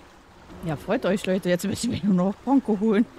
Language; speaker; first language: German; native; German